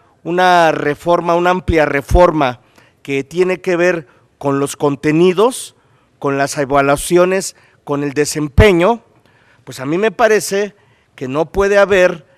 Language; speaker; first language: Spanish; native; Spanish